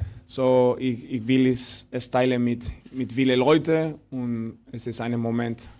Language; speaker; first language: German; non-native, fluent; Spanish